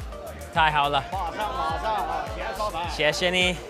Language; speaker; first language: Chinese; non-native, learner; English